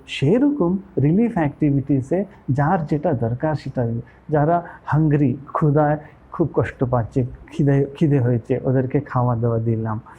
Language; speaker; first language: Bangla; non-native, local second language; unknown